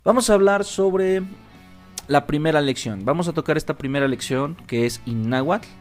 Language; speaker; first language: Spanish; native; Spanish